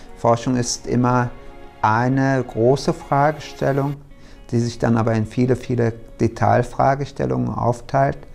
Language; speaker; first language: German; early bilingual, other home language; Turkish